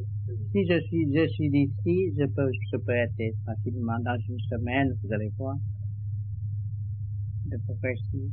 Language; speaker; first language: French; non-native, learner; Vietnamese